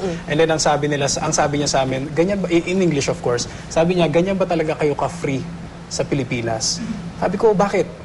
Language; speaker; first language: Filipino; native; Filipino